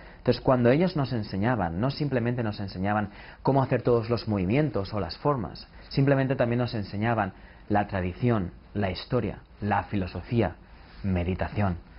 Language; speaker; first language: Spanish; native; Spanish